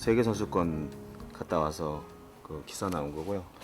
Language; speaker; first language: Korean; native; Korean